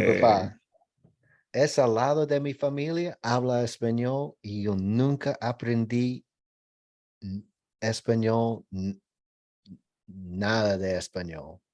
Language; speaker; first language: Spanish; non-native, learner; English